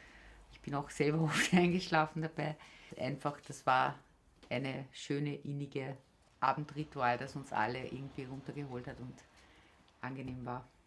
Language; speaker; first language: German; native; German